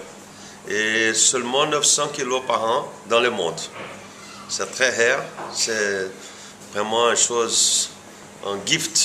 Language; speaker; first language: French; non-native, fluent; Portuguese